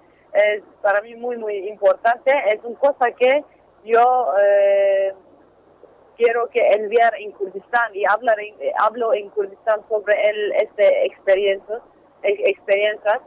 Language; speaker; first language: Spanish; non-native, learner; Kurdish